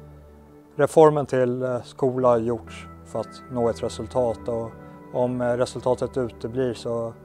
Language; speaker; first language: Swedish; native; Swedish